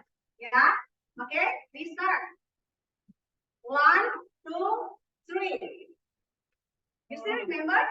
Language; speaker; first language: English; non-native, fluent; Indonesian